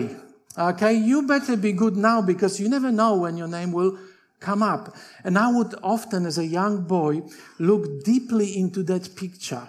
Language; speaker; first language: English; non-native, fluent; Polish